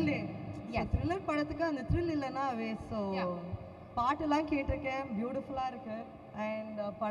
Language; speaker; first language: Tamil; native; Tamil